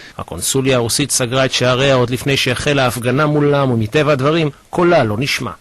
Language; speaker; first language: Hebrew; native; Hebrew